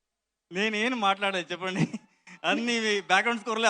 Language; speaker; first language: Telugu; non-native, learner; Kannada